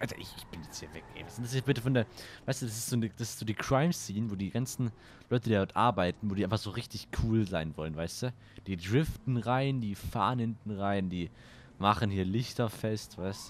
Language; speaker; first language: German; native; German